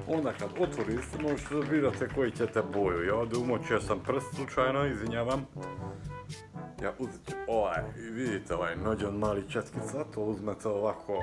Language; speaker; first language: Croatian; non-native, local second language; Hungarian